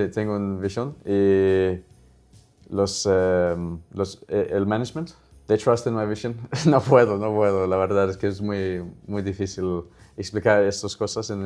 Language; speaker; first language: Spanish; non-native, learner; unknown